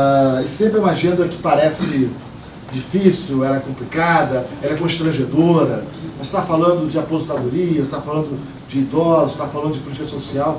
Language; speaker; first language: Portuguese; native; Portuguese